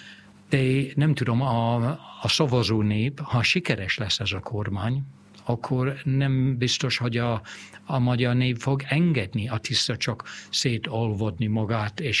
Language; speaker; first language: Hungarian; non-native, fluent; English